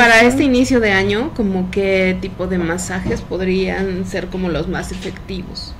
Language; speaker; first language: Spanish; native; Spanish